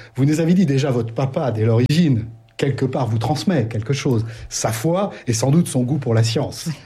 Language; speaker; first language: French; native; French